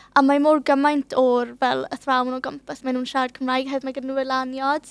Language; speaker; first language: Welsh; non-native, local second language; English